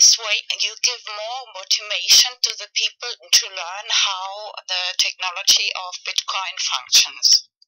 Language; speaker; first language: English; non-native, fluent; German